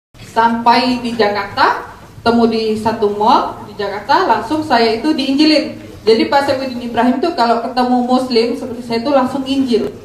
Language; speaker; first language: Indonesian; native; Indonesian